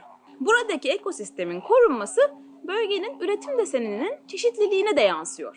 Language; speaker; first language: Turkish; native; Turkish